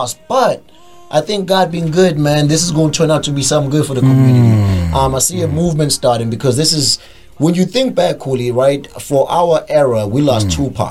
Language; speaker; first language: English; non-native, local second language; Zulu